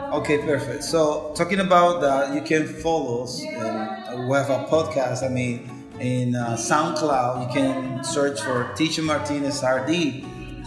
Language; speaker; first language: English; non-native, fluent; Spanish